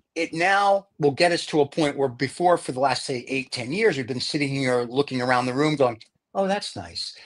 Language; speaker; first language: English; native; English